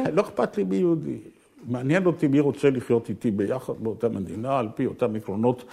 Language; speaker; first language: Hebrew; early bilingual, other home language; Ukrainian